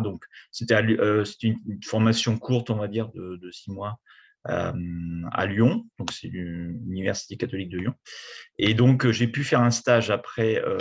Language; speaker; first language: French; native; French